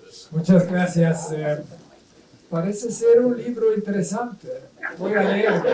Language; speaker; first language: Spanish; non-native, fluent; Swedish